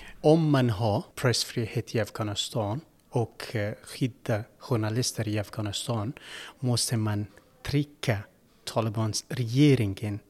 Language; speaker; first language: Swedish; non-native, learner; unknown